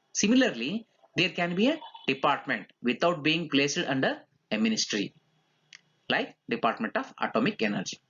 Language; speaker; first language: English; non-native, local second language; Kannada